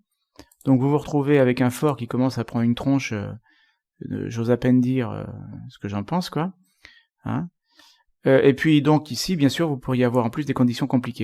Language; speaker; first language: French; native; French